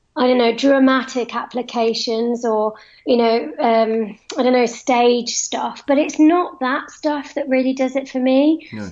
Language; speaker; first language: English; native; English